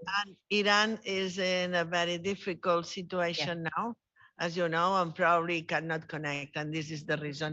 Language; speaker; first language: English; non-native, learner; Spanish